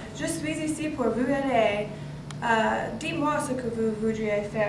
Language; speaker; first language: French; non-native, learner; English